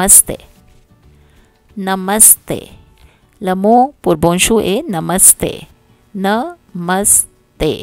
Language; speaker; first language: French; non-native, learner; Hindi